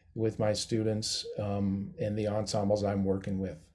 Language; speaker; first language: English; native; English